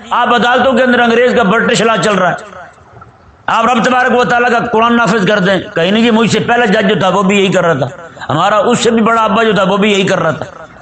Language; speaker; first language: Urdu; non-native, local second language; Punjabi